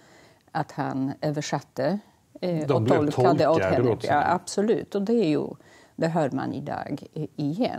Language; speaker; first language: Swedish; non-native, fluent; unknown